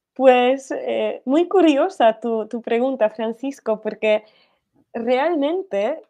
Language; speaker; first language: Spanish; non-native, fluent; Polish